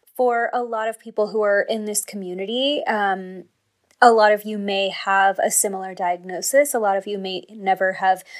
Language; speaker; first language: English; early bilingual, other home language; Hindi